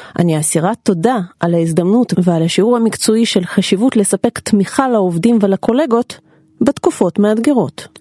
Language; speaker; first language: Hebrew; non-native, fluent; Russian